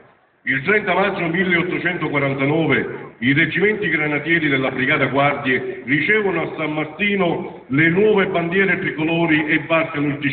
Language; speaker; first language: Italian; native; Italian